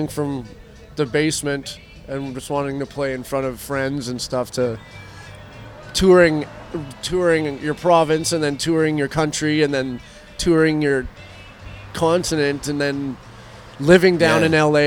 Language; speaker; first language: English; native; English